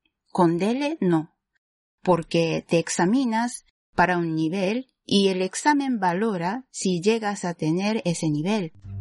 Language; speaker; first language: Spanish; non-native, fluent; Japanese